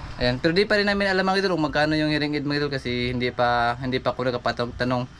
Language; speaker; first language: Filipino; non-native, local second language; Cebuano